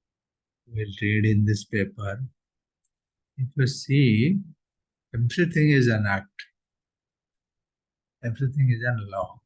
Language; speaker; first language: English; non-native, local second language; Odia